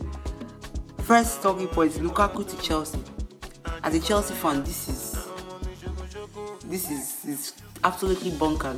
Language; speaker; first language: English; non-native, local second language; Yoruba